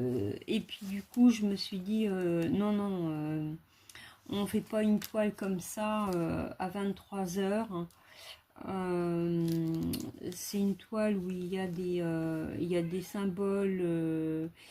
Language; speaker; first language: French; native; French